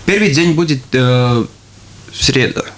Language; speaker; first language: Russian; non-native, local second language; Latvian